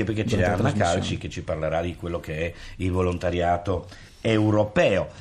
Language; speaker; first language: Italian; native; Italian